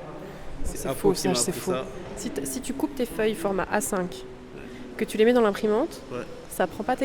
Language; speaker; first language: French; native; French